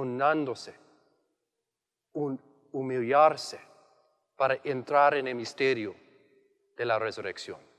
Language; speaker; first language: Spanish; non-native, learner; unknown